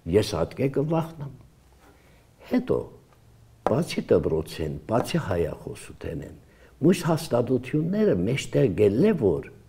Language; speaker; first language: Armenian; early bilingual, heritage; Armenian